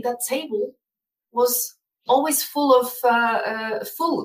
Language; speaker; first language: English; non-native, fluent; Polish